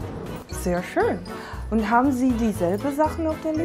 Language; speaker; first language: German; non-native, fluent; Russian